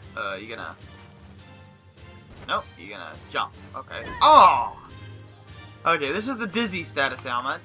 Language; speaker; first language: English; native; English